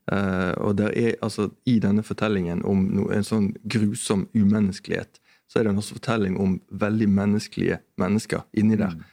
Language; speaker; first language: Norwegian; native; Norwegian